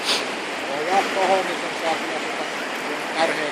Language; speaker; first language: Finnish; native; Finnish